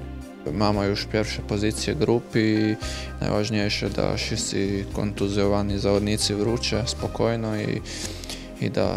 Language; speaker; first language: Polish; non-native, learner; Croatian